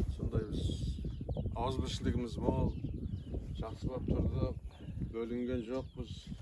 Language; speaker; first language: Kazakh; non-native, local second language; Turkish